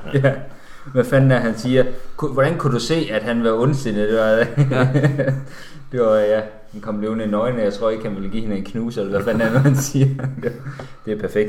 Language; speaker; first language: Danish; native; Danish